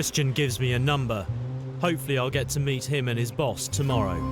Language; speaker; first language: English; native; English